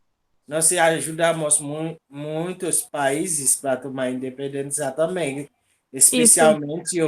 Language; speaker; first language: Portuguese; non-native, local second language; Haitian Creole